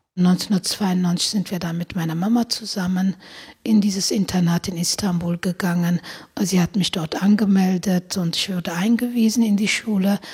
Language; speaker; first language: German; non-native, fluent; Turkish